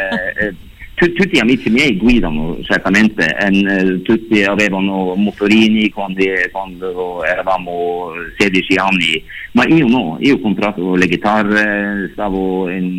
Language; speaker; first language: Italian; non-native, learner; Norwegian